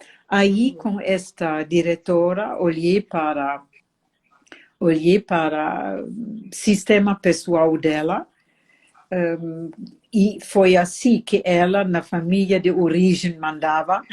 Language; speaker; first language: Portuguese; non-native, fluent; German